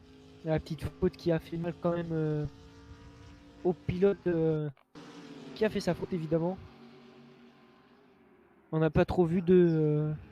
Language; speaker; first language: French; native; French